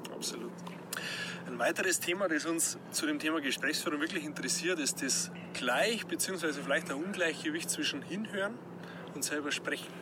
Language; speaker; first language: German; native; German